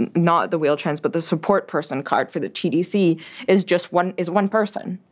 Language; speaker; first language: English; early bilingual, other home language; French